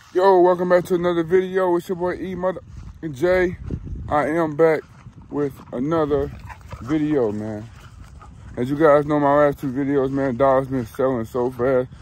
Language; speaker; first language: English; native; English